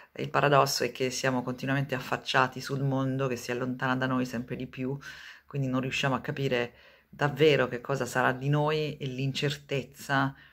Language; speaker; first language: Italian; native; Italian